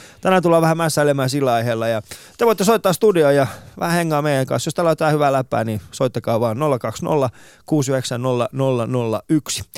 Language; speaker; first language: Finnish; non-native, fluent; Persian